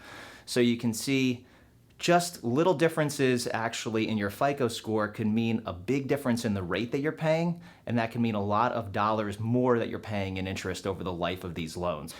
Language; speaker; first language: English; native; English